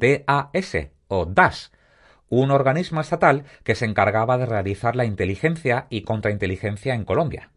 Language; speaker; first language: Spanish; native; Spanish